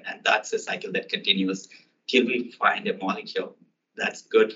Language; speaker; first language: English; non-native, local second language; Telugu